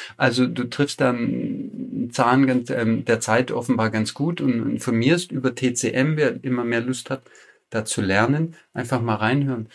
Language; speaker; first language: German; native; German